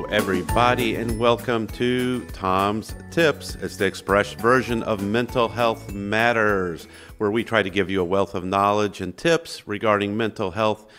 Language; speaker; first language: English; native; English